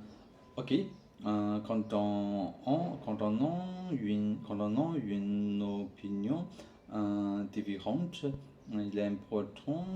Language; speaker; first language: French; non-native, learner; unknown